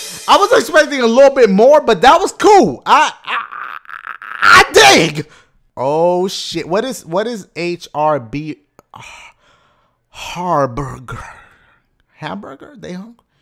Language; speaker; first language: English; native; English